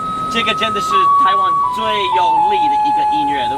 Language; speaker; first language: Chinese; non-native, fluent; English